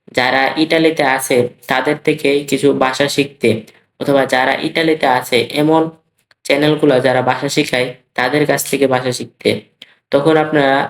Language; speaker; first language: Bangla; native; Bangla